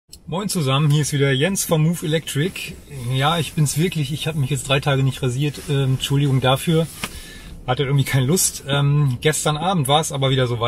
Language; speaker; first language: German; native; German